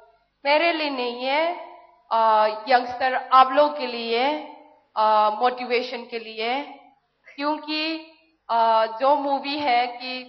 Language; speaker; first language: Hindi; non-native, local second language; Manipuri